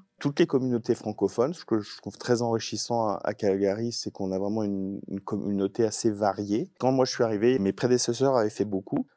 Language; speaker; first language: French; native; French